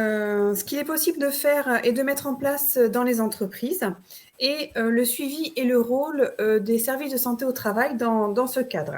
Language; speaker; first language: French; native; French